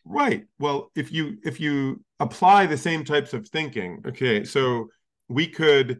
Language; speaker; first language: English; native; English